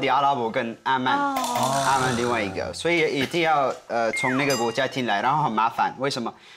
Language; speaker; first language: Chinese; non-native, fluent; Arabic